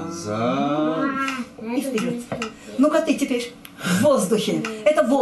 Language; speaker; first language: Russian; native; Russian